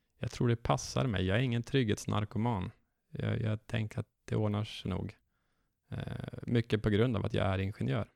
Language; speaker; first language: Swedish; native; Swedish